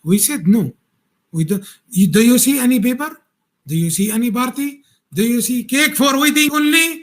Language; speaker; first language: English; non-native, learner; Arabic